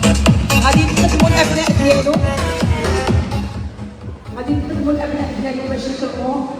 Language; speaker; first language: Arabic; native; Arabic